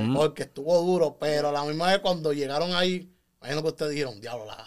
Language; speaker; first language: Spanish; native; Spanish